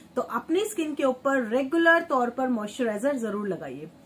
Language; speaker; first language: Hindi; native; Hindi